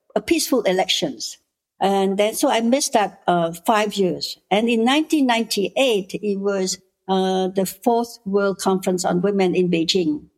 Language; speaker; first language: English; non-native, fluent; Khmer